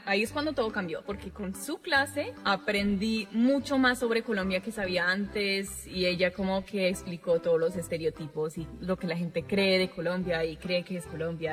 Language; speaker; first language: Spanish; non-native, fluent; English